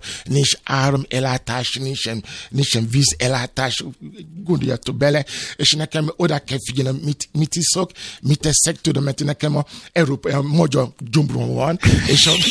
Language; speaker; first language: Hungarian; non-native, learner; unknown